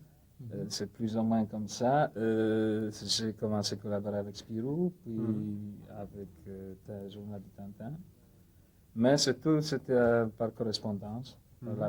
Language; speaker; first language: French; non-native, fluent; Polish